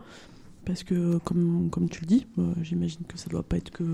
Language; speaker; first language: French; native; French